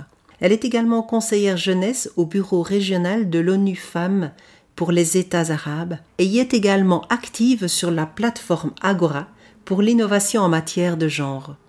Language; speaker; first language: French; native; French